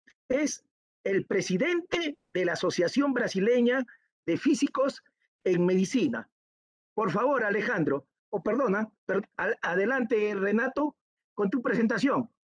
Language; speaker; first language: Spanish; native; Spanish